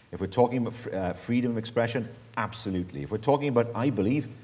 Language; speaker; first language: English; native; English